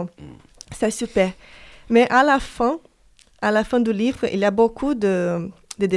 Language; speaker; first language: French; non-native, fluent; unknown